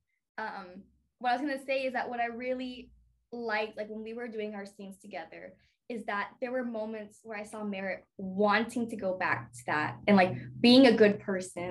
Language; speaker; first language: English; native; English